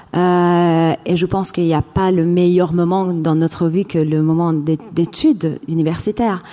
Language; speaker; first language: French; non-native, fluent; Persian